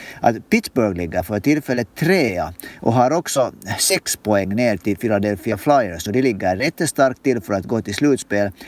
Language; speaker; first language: Swedish; native; Swedish